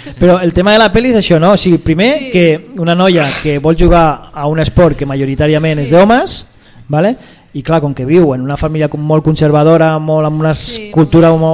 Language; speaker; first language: Catalan; native; Catalan